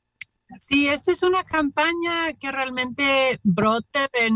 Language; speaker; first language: Spanish; non-native, fluent; English